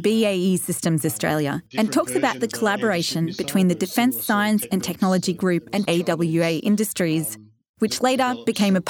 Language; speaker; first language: English; native; English